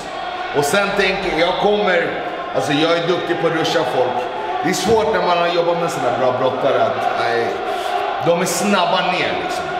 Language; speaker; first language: Swedish; native; Swedish